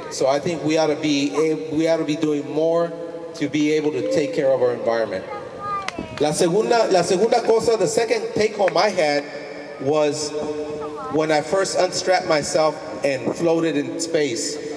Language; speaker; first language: English; early bilingual, other home language; Spanish